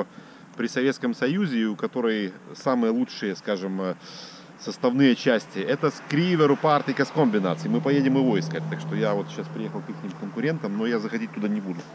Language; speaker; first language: Russian; native; Russian